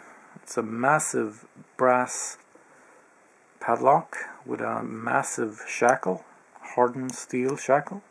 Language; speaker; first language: English; native; English